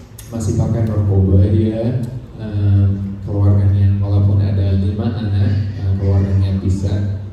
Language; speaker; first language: Indonesian; non-native, fluent; English